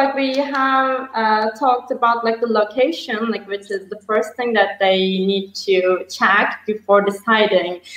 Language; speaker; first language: English; non-native, fluent; Turkish